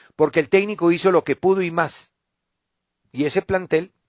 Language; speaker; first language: Spanish; native; Spanish